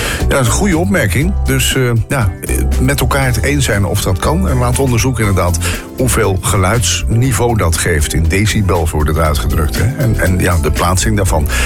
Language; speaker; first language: Dutch; native; Dutch